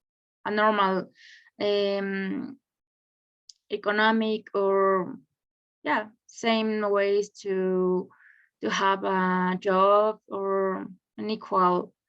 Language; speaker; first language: English; non-native, learner; Spanish